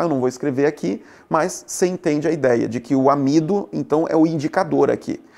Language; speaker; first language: Portuguese; native; Portuguese